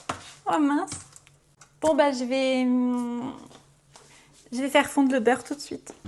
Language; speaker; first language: French; native; French